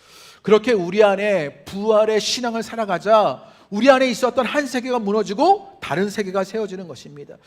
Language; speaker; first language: Korean; native; Korean